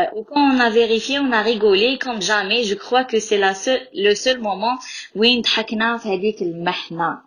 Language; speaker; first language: French; non-native, local second language; Arabic